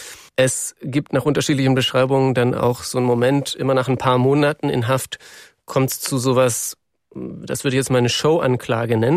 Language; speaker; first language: German; native; German